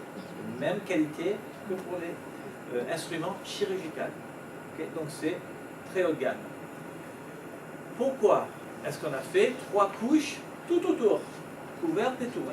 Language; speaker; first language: French; native; French